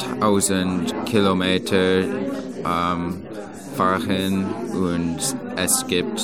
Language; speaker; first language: German; non-native, learner; English